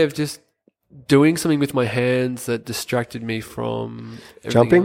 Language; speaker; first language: English; native; English